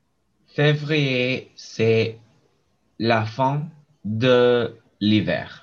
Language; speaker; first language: French; non-native, learner; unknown